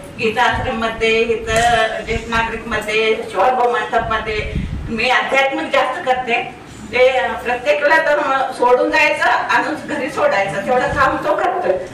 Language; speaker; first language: Marathi; non-native, local second language; Kannada